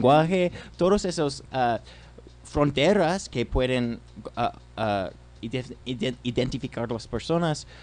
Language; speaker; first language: Spanish; non-native, learner; English